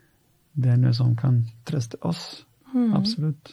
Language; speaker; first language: Norwegian; non-native, fluent; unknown